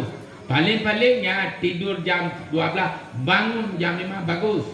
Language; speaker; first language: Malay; non-native, local second language; Achinese